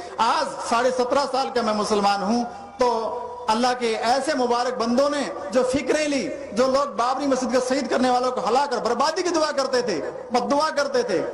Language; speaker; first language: Urdu; non-native, local second language; Hindi